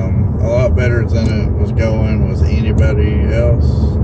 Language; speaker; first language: English; native; English